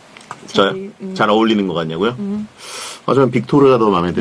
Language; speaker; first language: Korean; native; Korean